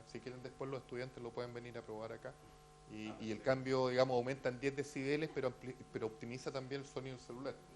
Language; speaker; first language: Spanish; native; Spanish